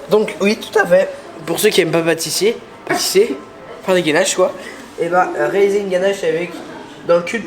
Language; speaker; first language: French; native; French